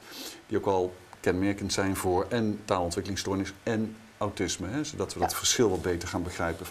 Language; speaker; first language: Dutch; native; Dutch